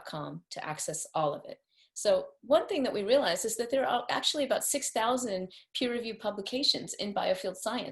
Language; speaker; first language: English; native; English